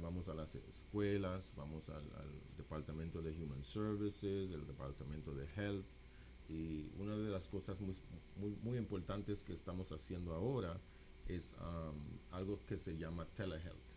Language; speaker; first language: Spanish; non-native, local second language; English